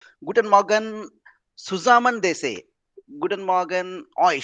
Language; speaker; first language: German; non-native, learner; Tamil